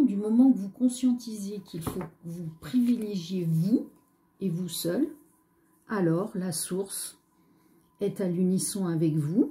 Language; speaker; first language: French; native; French